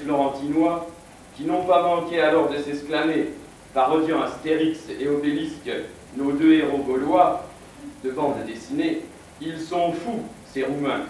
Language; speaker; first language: French; native; French